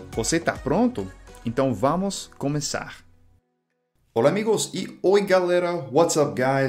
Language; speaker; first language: Portuguese; non-native, fluent; English